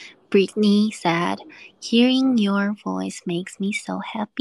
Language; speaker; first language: English; non-native, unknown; Korean